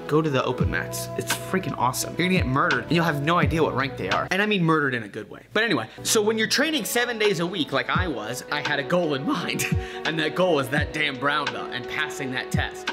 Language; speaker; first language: English; native; English